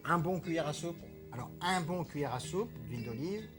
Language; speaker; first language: French; native; French